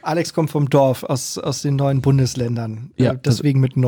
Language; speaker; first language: German; native; German